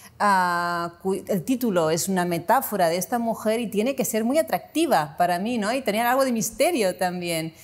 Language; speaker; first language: Spanish; non-native, local second language; Catalan